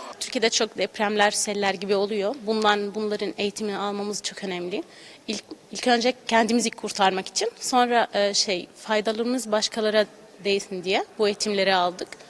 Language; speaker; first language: Turkish; non-native, fluent; Arabic